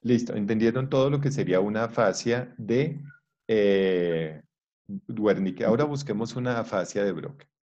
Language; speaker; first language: Spanish; native; Spanish